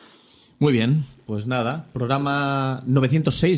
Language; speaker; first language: Spanish; native; Spanish